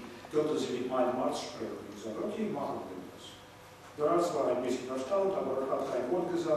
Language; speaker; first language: German; non-native, fluent; Russian